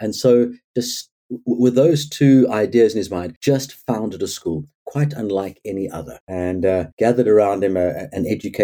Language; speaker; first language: English; native; English